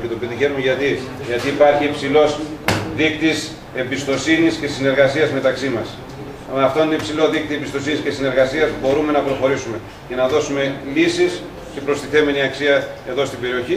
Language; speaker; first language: Greek; native; Greek